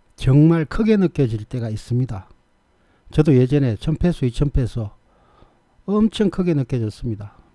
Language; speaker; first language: Korean; native; Korean